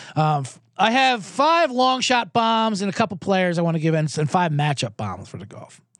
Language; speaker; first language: English; native; English